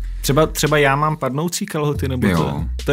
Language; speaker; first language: Czech; native; Czech